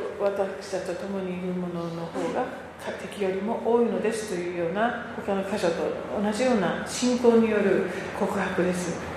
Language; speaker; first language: Japanese; native; Japanese